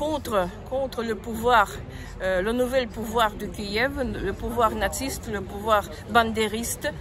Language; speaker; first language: French; non-native, fluent; Russian